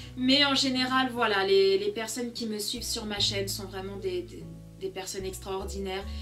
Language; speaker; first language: French; early bilingual, other home language; Portuguese